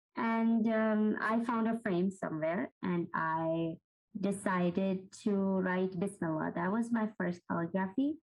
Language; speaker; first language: English; non-native, local second language; Urdu